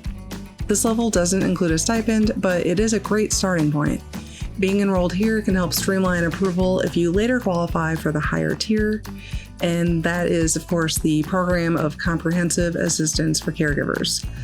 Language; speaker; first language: English; native; English